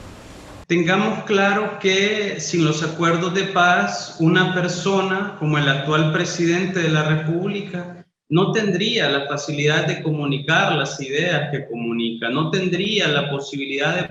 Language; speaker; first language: Spanish; native; Spanish